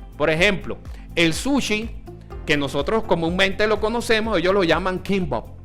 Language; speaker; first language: Spanish; early bilingual, other home language; Italian